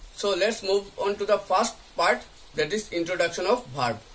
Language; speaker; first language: English; non-native, local second language; Bangla